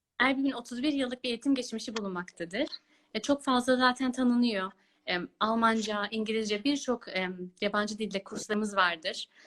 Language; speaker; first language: Turkish; early bilingual, heritage; Turkish